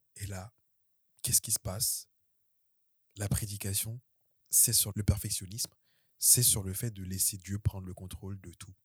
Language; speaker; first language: French; early bilingual, other home language; Haitian Creole